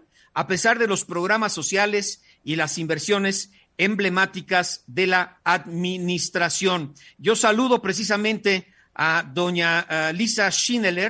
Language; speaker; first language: Spanish; native; Spanish